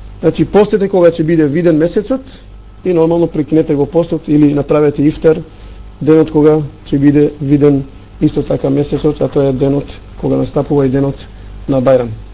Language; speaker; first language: Macedonian; non-native, local second language; Albanian